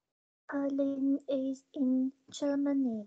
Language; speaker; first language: English; non-native, learner; Vietnamese